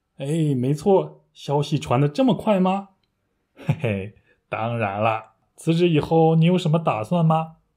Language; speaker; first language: Chinese; native; Chinese